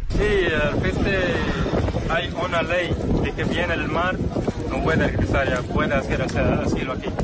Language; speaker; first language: Spanish; non-native, learner; Arabic